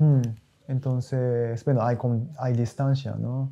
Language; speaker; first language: Spanish; non-native, learner; Japanese